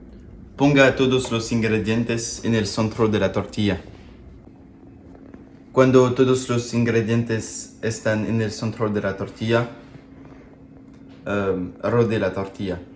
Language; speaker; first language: Spanish; non-native, learner; English